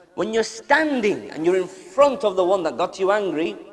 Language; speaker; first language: English; native; English